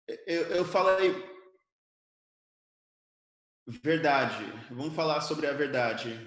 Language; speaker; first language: Portuguese; early bilingual, other home language; English